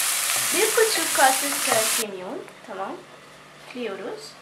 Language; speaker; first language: Turkish; non-native, learner; Arabic